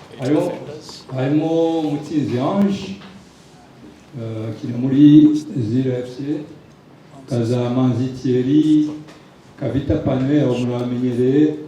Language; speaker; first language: Kinyarwanda; native; Kinyarwanda